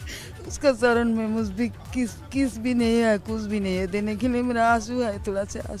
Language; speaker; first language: Hindi; non-native, local second language; Bangla